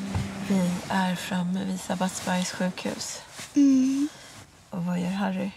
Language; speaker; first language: Swedish; native; Swedish